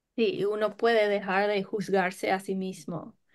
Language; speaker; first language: Spanish; non-native, fluent; English